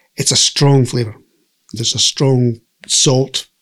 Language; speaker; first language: English; native; English